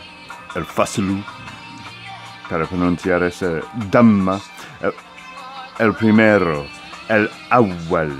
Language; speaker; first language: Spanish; non-native, fluent; English